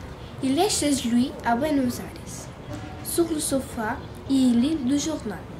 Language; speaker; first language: French; non-native, learner; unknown